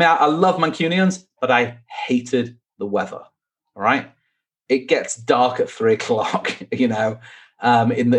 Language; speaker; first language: English; native; English